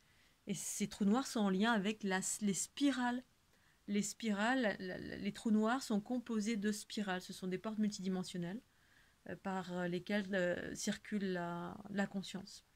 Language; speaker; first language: French; native; French